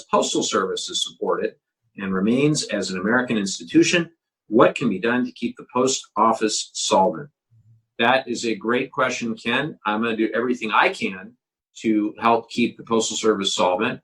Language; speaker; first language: English; native; English